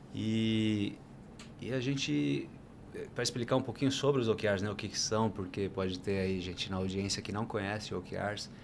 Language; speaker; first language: Portuguese; native; Portuguese